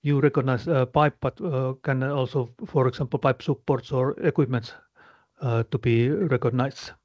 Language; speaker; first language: English; non-native, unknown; Finnish